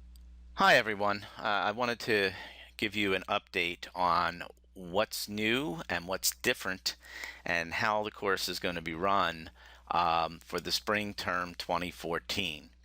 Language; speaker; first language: English; native; English